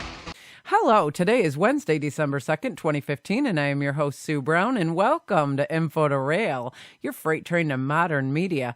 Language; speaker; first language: English; native; English